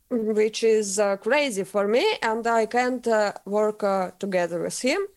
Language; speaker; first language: English; non-native, learner; Russian